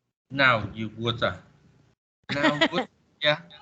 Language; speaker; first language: English; non-native, learner; Vietnamese